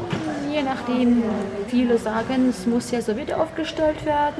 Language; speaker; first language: German; non-native, fluent; Georgian